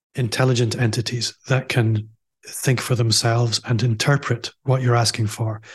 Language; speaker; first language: English; native; English